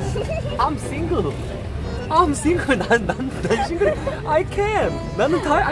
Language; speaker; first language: English; non-native, learner; Korean